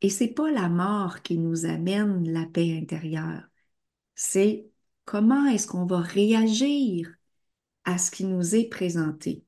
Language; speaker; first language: French; native; French